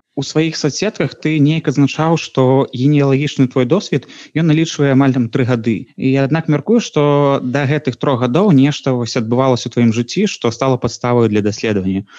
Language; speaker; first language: Belarusian; non-native, local second language; Russian